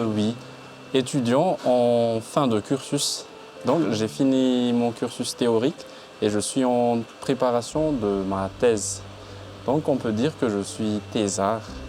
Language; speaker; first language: French; non-native, local second language; Malagasy